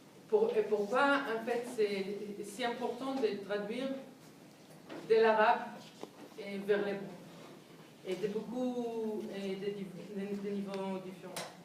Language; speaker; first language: French; non-native, fluent; Hebrew